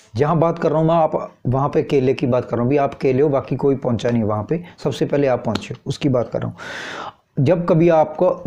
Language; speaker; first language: Hindi; non-native, local second language; Punjabi